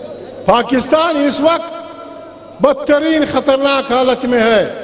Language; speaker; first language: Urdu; non-native, local second language; Pashto